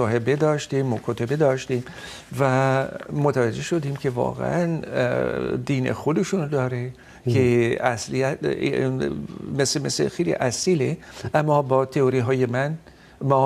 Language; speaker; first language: Persian; non-native, fluent; Dutch